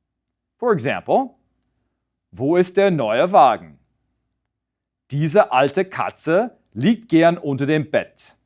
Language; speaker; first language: German; non-native, fluent; English